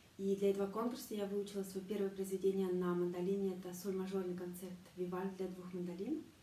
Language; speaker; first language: Russian; native; Russian